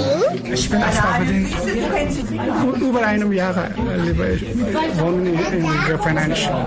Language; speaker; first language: German; non-native, learner; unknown